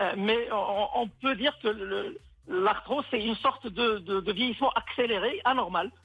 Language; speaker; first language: French; non-native, local second language; Arabic